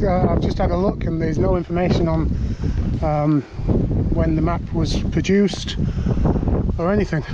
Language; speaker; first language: English; native; English